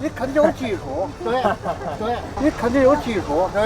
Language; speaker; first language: Chinese; native; Chinese